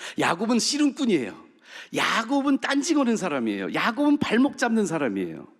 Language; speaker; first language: Korean; early bilingual, heritage; Korean